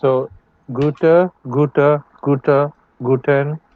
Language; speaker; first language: German; non-native, learner; English